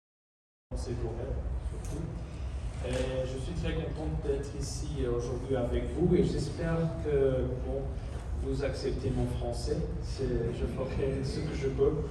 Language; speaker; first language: French; non-native, fluent; Portuguese